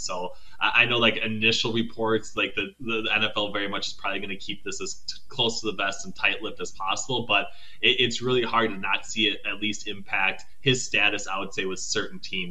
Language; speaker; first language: English; native; English